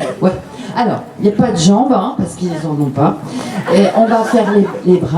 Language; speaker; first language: French; native; French